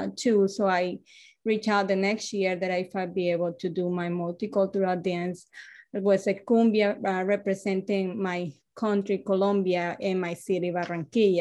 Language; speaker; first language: English; non-native, learner; Spanish